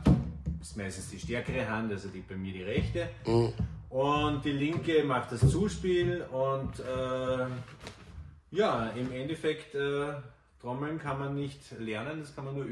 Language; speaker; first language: German; native; German